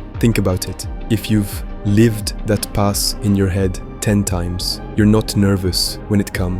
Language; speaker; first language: English; native; English